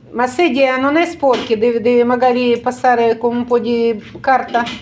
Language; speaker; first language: Italian; non-native, learner; Russian